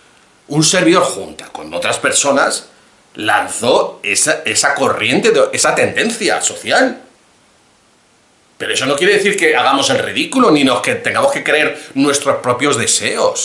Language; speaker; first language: Spanish; native; Spanish